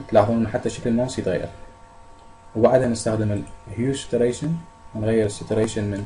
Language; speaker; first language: Arabic; native; Arabic